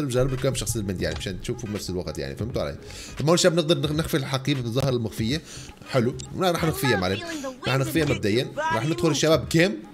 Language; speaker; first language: Arabic; native; Arabic